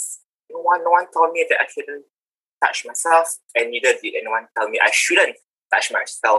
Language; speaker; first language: English; non-native, local second language; Malay